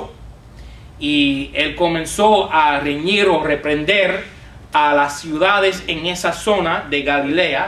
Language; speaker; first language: Spanish; non-native, fluent; English